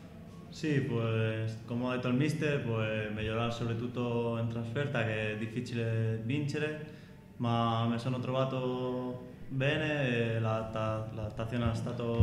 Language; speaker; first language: Italian; non-native, fluent; Spanish